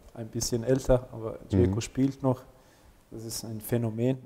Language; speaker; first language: German; non-native, fluent; Bosnian